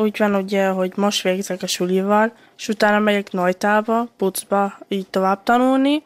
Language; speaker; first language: Hungarian; early bilingual, heritage; Hungarian